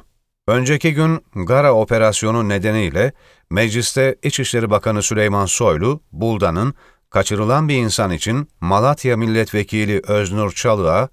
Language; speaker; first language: Turkish; native; Turkish